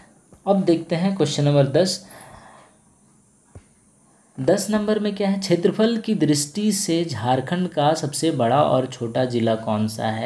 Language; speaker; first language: Hindi; native; Hindi